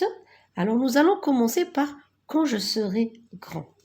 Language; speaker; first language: French; non-native, local second language; Arabic